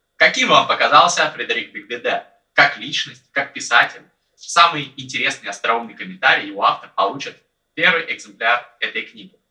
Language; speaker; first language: Russian; native; Russian